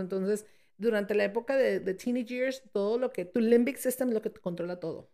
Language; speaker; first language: Spanish; early bilingual, heritage; Spanish